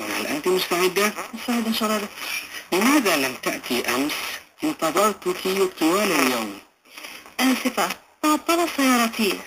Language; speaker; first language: Arabic; non-native, fluent; Malay